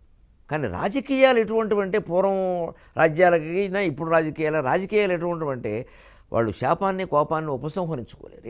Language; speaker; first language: Telugu; native; Telugu